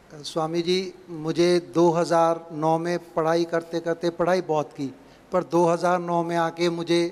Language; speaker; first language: Hindi; native; Hindi